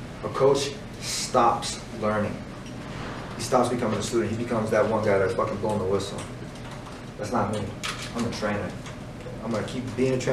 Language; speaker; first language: English; early bilingual, other home language; Spanish